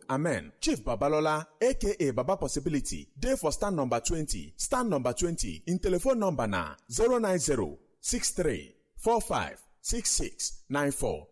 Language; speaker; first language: Nigerian Pidgin; non-native, local second language; Yoruba